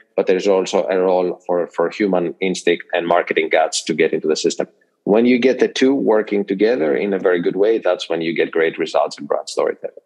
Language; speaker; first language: English; non-native, fluent; Greek